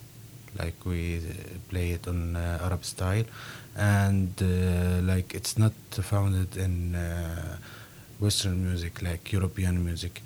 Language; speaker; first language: English; non-native, learner; Arabic